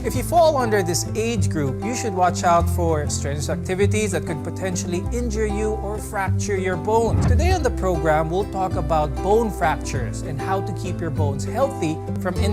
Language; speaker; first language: English; non-native, local second language; Filipino